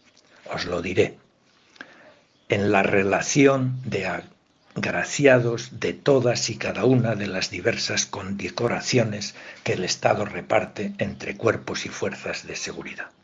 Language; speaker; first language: Spanish; native; Spanish